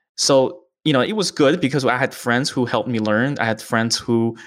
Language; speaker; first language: English; early bilingual, other home language; Chinese